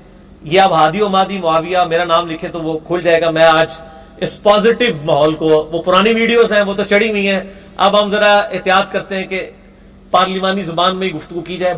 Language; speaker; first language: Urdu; non-native, local second language; Punjabi